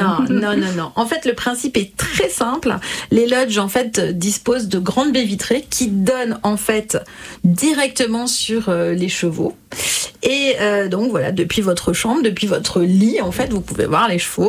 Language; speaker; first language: French; native; French